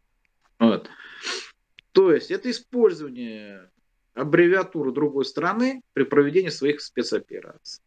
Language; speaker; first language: Russian; native; Russian